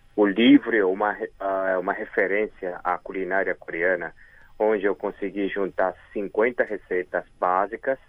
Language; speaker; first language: Portuguese; early bilingual, other home language; Korean